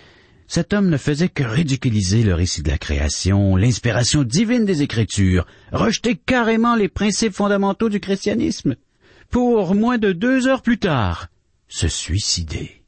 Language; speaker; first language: French; native; French